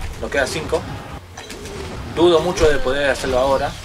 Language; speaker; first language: Spanish; native; Spanish